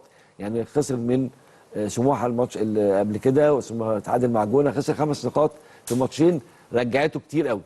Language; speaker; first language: Arabic; native; Arabic